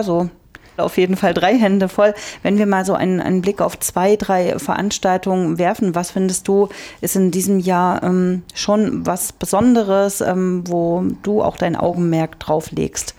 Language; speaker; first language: German; native; German